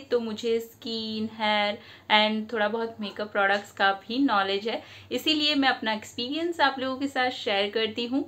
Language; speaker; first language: Hindi; non-native, local second language; Bangla